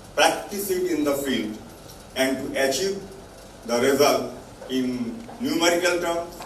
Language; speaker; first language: English; non-native, local second language; Bangla